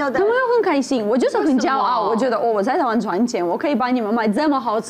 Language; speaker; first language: Chinese; non-native, fluent; Russian